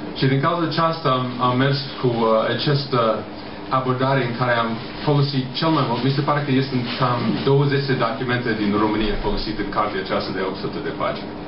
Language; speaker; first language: Romanian; non-native, fluent; English